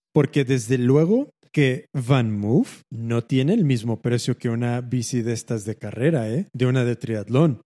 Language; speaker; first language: Spanish; early bilingual, heritage; Spanish